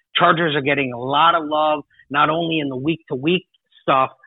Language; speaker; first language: English; native; English